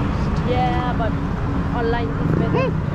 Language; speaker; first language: English; non-native, learner; Thai